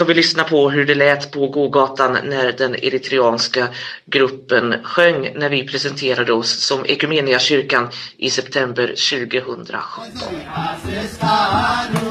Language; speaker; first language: Swedish; native; Swedish